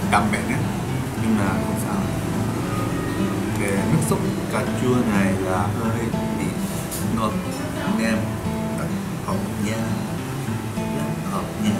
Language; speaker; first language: Vietnamese; non-native, learner; Japanese